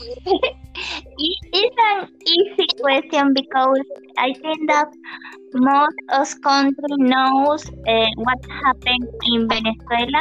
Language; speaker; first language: English; non-native, fluent; Spanish